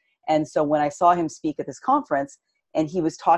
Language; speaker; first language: English; native; English